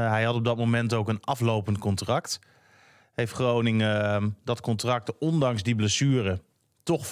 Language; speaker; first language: Dutch; native; Dutch